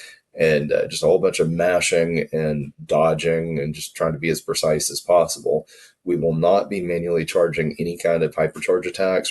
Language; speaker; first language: English; native; English